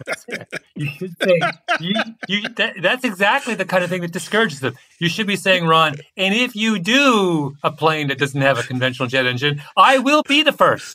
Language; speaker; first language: English; native; English